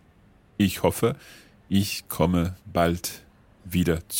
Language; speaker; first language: German; non-native, learner; English